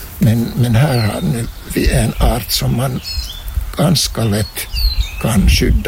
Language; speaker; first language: Swedish; non-native, local second language; Finnish